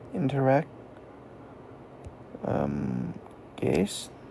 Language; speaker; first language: English; non-native, learner; Thai